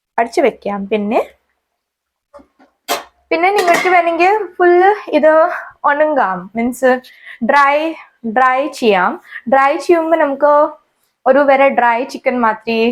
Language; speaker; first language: Malayalam; non-native, local second language; Hindi